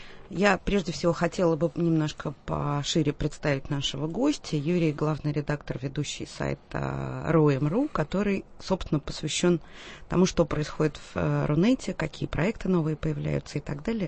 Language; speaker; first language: Russian; native; Russian